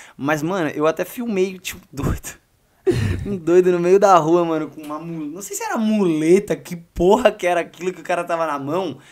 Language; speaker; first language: Portuguese; native; Portuguese